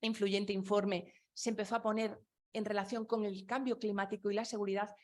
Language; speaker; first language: Spanish; non-native, local second language; Galician